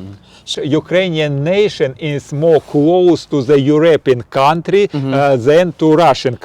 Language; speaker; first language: English; non-native, learner; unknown